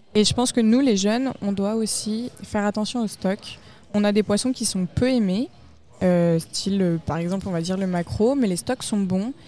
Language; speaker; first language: French; native; French